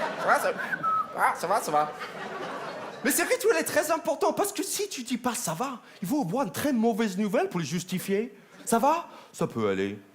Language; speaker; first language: French; non-native, fluent; English